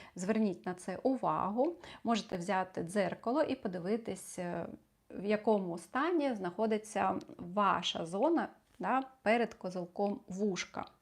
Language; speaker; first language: Ukrainian; non-native, local second language; Russian